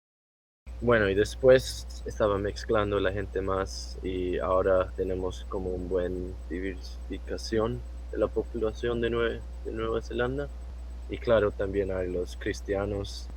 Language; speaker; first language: Spanish; non-native, fluent; English